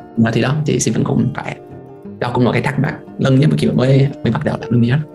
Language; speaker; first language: Vietnamese; non-native, fluent; English